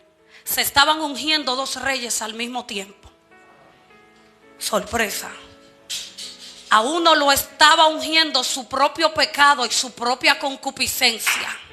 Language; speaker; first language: Spanish; native; Spanish